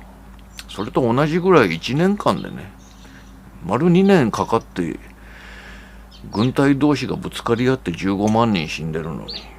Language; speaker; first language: Japanese; native; Japanese